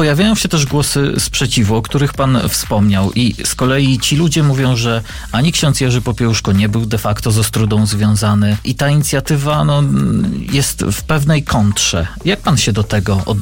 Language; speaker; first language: Polish; native; Polish